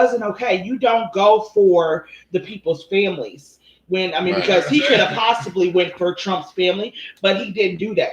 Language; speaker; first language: English; native; English